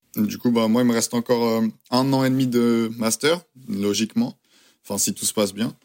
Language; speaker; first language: French; native; French